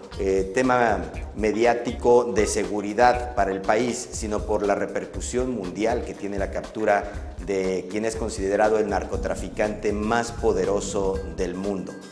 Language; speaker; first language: Spanish; native; Spanish